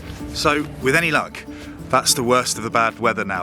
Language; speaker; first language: English; native; English